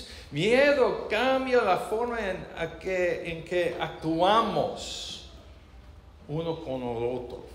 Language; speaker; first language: Spanish; non-native, learner; English